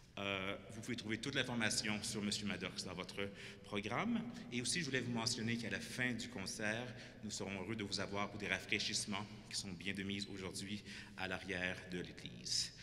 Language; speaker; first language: French; native; French